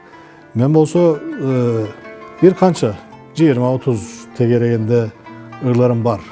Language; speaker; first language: Kyrgyz; non-native, fluent; Turkish